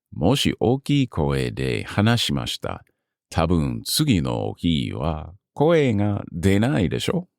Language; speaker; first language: Japanese; non-native, learner; English